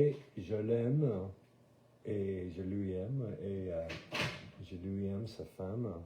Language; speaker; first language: French; non-native, fluent; English